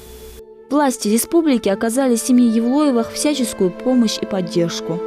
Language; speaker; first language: Russian; native; Russian